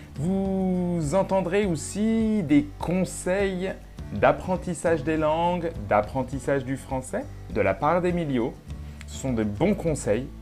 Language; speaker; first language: French; native; French